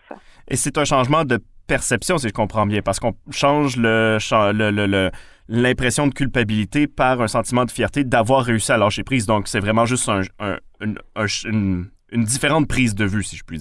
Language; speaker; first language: French; native; French